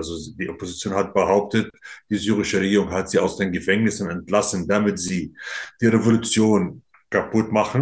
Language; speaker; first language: German; non-native, fluent; Arabic